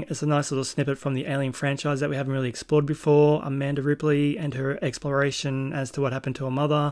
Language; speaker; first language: English; native; English